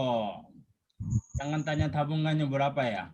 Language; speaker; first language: Indonesian; non-native, fluent; Japanese